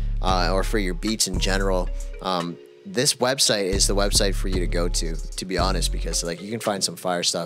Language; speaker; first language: English; native; English